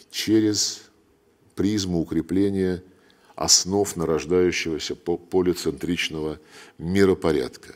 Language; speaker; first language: Russian; native; Russian